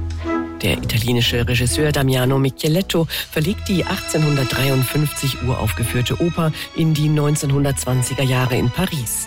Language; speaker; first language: German; native; German